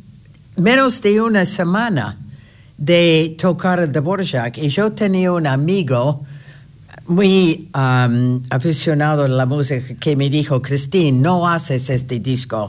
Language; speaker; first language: Spanish; non-native, fluent; English